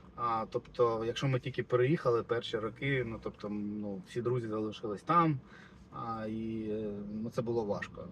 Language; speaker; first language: Ukrainian; native; Ukrainian